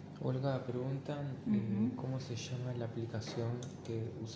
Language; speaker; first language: Spanish; native; Spanish